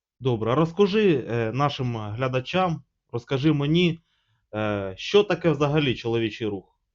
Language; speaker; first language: Ukrainian; native; Ukrainian